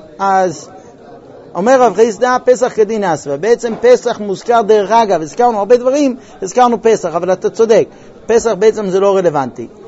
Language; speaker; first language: Hebrew; early bilingual, heritage; Hebrew